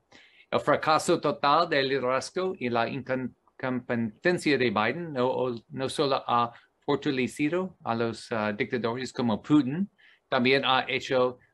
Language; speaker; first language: Spanish; non-native, learner; English